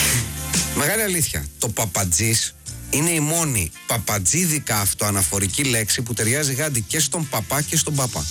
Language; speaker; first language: Greek; native; Greek